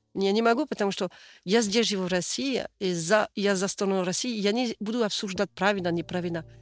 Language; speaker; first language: Russian; non-native, fluent; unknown